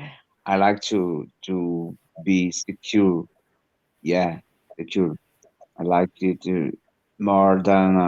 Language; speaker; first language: English; non-native, learner; Portuguese